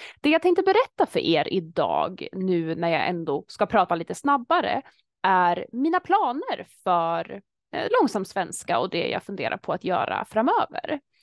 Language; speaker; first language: Swedish; native; Swedish